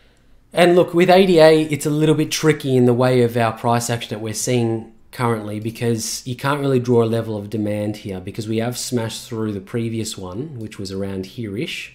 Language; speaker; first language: English; native; English